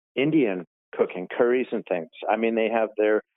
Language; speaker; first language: English; native; English